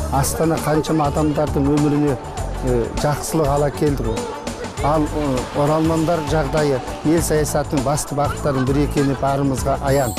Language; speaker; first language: Kazakh; early bilingual, heritage; Kazakh